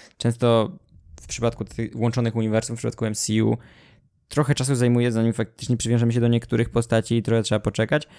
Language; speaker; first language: Polish; native; Polish